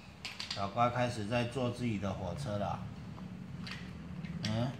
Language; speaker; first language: Chinese; native; Chinese